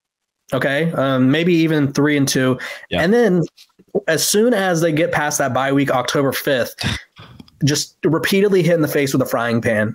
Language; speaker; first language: English; native; English